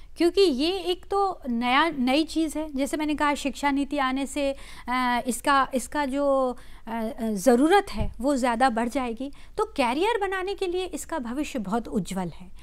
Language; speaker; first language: Hindi; native; Hindi